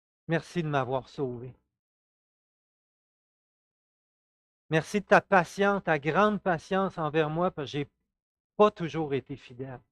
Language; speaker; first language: French; native; French